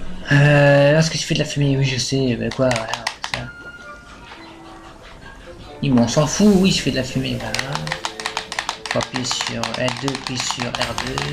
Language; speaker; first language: French; native; French